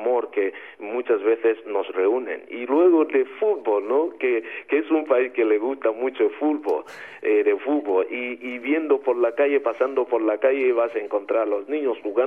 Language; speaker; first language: Spanish; non-native, fluent; Igbo